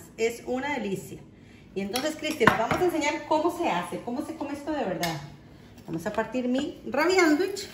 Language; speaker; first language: Spanish; native; Spanish